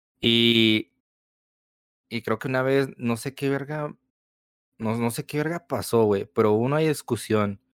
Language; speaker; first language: Spanish; early bilingual, heritage; Spanish